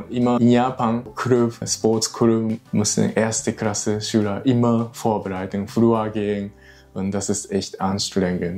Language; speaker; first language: German; non-native, learner; Japanese